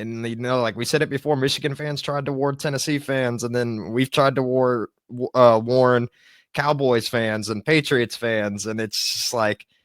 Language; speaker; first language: English; native; English